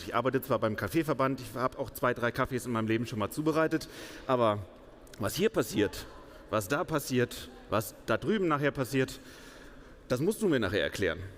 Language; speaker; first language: German; native; German